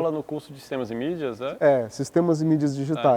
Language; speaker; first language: Portuguese; native; Portuguese